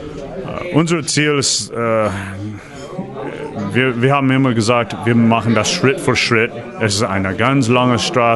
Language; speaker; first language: German; non-native, learner; English